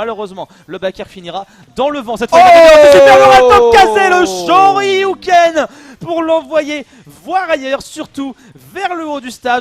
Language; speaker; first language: French; native; French